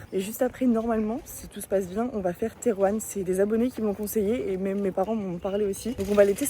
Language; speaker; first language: French; native; French